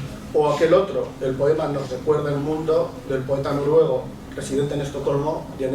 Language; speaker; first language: Spanish; native; Spanish